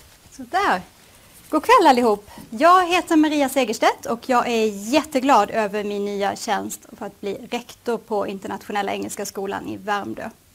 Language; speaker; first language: Swedish; native; Swedish